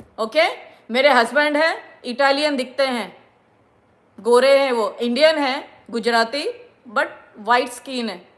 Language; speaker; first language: Hindi; non-native, local second language; Marathi